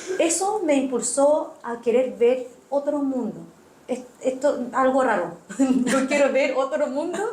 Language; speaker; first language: Spanish; non-native, fluent; Japanese